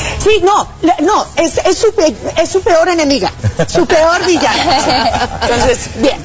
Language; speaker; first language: Spanish; early bilingual, heritage; English